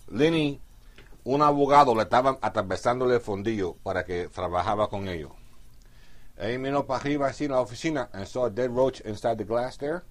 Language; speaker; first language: Spanish; early bilingual, heritage; Spanish